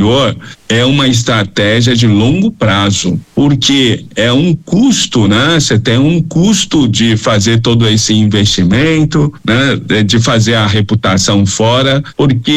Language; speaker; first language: Portuguese; non-native, fluent; Chinese